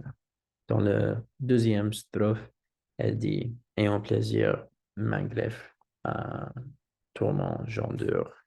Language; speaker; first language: French; non-native, learner; English